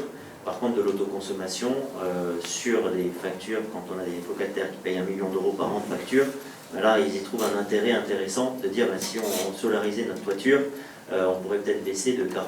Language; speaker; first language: French; native; French